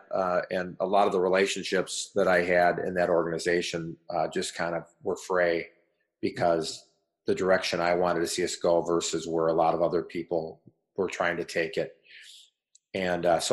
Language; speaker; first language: English; native; English